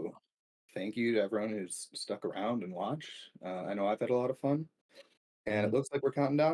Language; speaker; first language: English; native; English